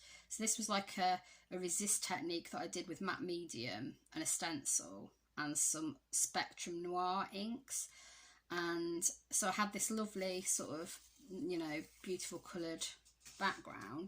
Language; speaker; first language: English; native; English